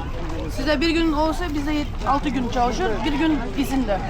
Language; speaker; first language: Turkish; non-native, learner; Kazakh